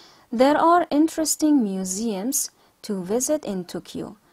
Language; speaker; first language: English; non-native, fluent; Persian